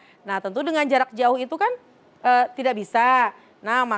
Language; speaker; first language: Indonesian; native; Indonesian